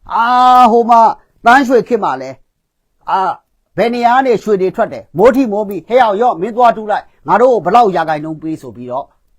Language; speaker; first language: Burmese; non-native, local second language; Kachin